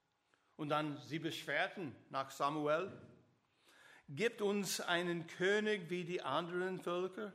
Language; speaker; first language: German; non-native, learner; English